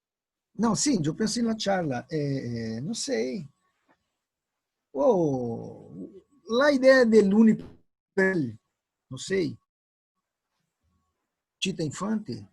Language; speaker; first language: Spanish; non-native, fluent; Portuguese